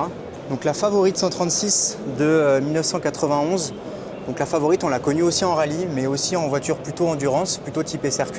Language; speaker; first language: French; native; French